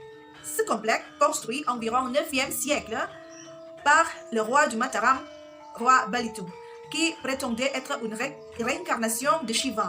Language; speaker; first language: French; non-native, fluent; Indonesian